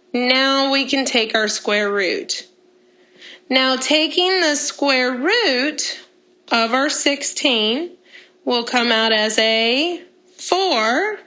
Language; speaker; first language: English; native; English